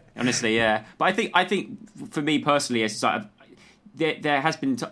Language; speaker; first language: English; native; English